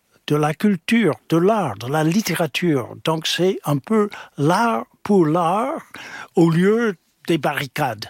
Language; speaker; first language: French; non-native, fluent; English